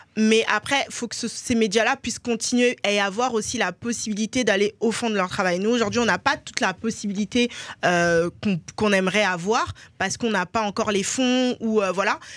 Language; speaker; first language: French; early bilingual, other home language; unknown